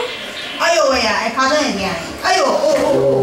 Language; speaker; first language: Chinese; native; Chinese